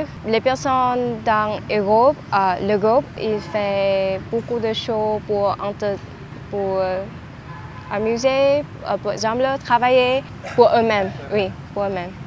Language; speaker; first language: French; non-native, learner; Vietnamese